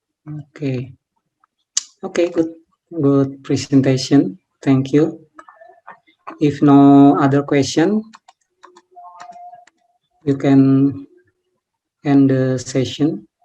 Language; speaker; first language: English; non-native, learner; Indonesian